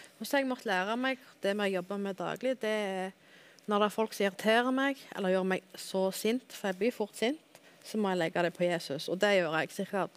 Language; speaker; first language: Norwegian; native; Norwegian